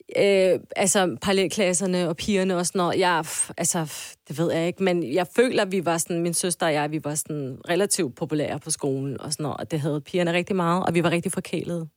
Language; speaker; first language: Danish; early bilingual, other home language; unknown